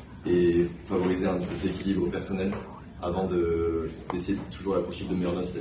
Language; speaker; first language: French; native; French